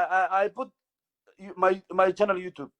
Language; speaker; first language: English; non-native, learner; Somali